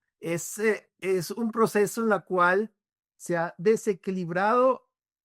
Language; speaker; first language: Portuguese; non-native, fluent; Spanish